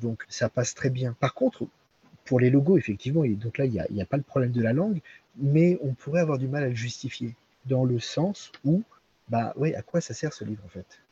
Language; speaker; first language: French; native; French